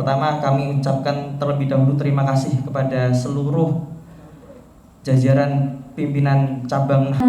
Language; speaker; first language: Indonesian; native; Indonesian